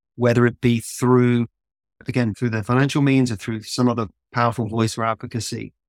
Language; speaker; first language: English; native; English